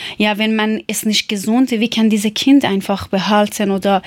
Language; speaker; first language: German; non-native, learner; Persian